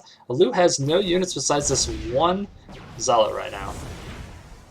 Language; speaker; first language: English; native; English